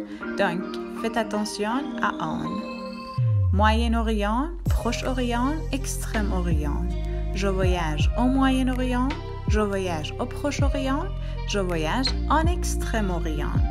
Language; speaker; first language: French; non-native, fluent; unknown